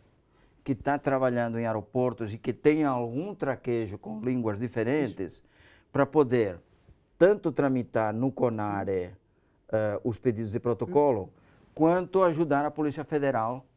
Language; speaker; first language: Portuguese; non-native, fluent; Spanish